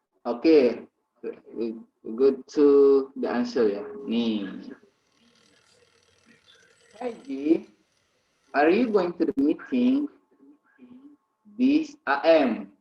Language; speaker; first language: English; non-native, learner; Indonesian